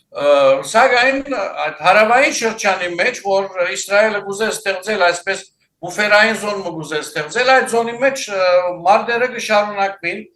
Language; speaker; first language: Armenian; early bilingual, heritage; Armenian